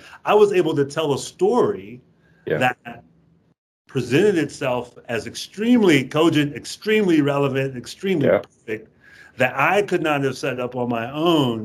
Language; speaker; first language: English; native; English